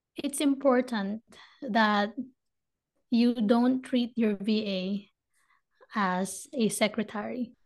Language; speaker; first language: English; non-native, local second language; Filipino